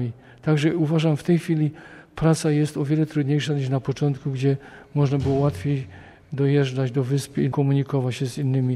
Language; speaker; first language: Polish; native; Polish